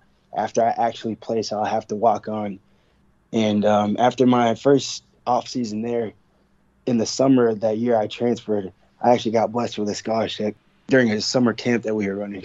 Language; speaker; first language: English; native; English